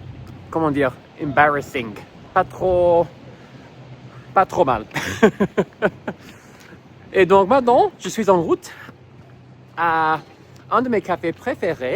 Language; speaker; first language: French; non-native, fluent; English